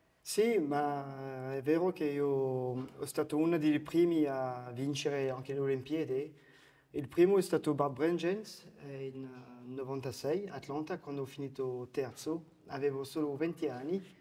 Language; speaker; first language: Italian; non-native, fluent; French